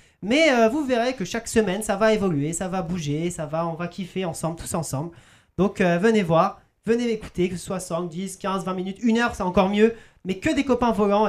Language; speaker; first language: French; native; French